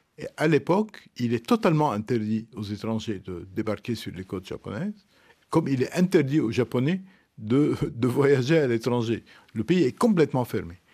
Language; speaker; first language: French; non-native, local second language; Arabic